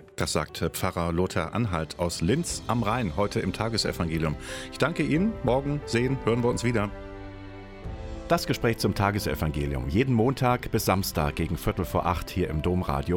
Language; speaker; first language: German; native; German